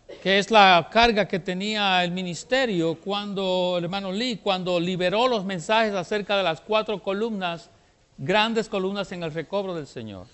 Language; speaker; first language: Spanish; native; Spanish